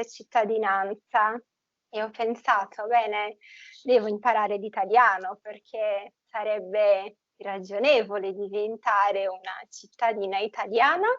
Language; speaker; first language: Italian; non-native, fluent; Portuguese